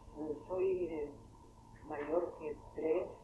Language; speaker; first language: Spanish; early bilingual, heritage; Spanish